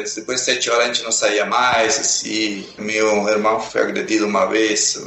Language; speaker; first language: Portuguese; non-native, fluent; Spanish